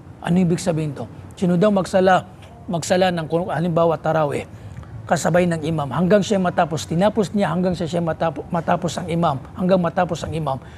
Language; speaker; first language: Filipino; non-native, local second language; Maranao